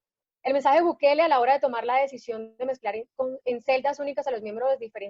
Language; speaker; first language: Spanish; native; Spanish